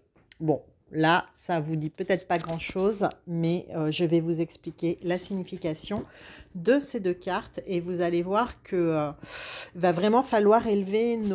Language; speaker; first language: French; native; French